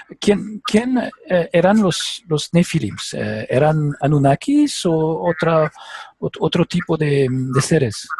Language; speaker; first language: Spanish; non-native, learner; French